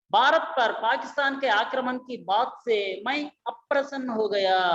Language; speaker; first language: Hindi; non-native, local second language; Telugu